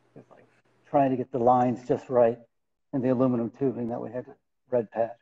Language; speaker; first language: English; native; English